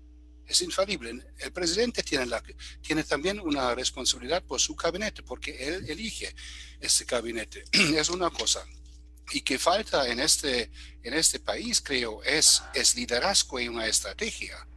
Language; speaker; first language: Spanish; non-native, fluent; German